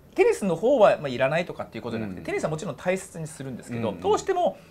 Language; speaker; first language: Japanese; native; Japanese